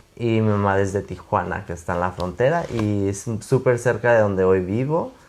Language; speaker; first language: Spanish; early bilingual, other home language; English